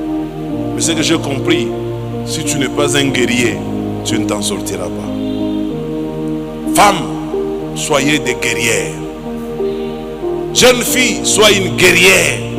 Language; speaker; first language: French; non-native, local second language; Swahili